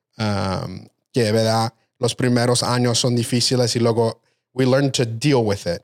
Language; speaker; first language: Spanish; early bilingual, heritage; Spanish